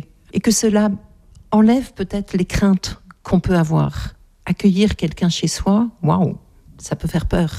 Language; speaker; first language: French; native; French